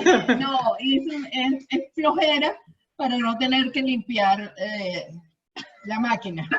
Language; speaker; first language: Spanish; native; Spanish